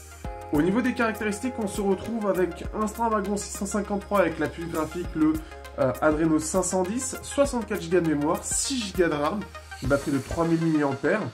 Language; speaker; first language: French; native; French